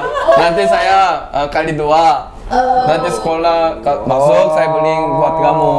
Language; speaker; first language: Indonesian; non-native, fluent; Korean